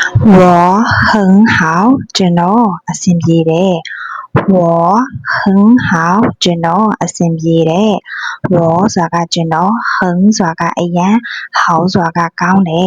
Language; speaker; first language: Chinese; non-native, fluent; Burmese